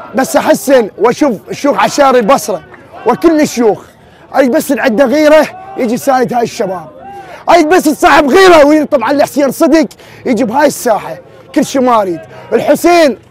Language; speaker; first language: Arabic; native; Arabic